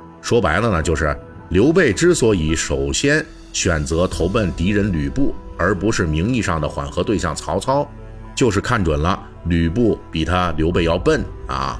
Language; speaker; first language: Chinese; native; Chinese